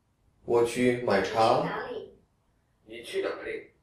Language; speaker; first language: Chinese; non-native, fluent; Czech